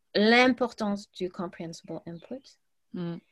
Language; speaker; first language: French; early bilingual, other home language; English